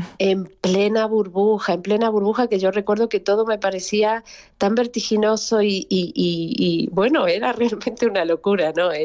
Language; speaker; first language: Spanish; native; Spanish